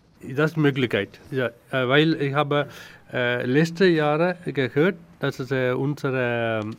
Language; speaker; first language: German; non-native, learner; Tamil